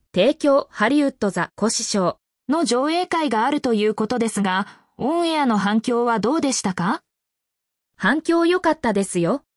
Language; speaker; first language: Japanese; native; Japanese